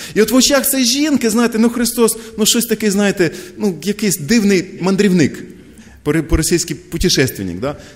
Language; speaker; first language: Ukrainian; non-native, local second language; Russian